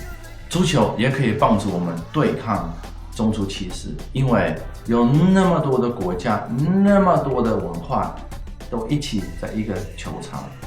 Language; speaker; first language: Chinese; non-native, fluent; Dutch